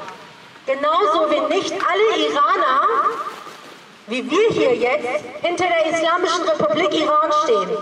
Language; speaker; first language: German; early bilingual, other home language; Persian